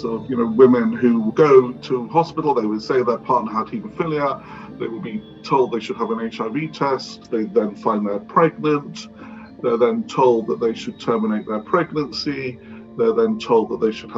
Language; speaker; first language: English; native; English